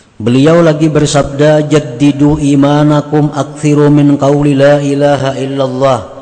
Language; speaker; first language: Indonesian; non-native, local second language; Banjar